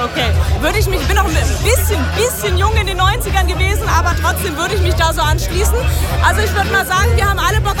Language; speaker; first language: German; native; German